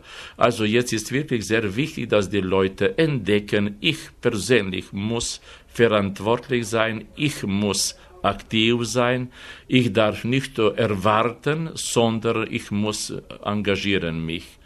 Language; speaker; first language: German; non-native, fluent; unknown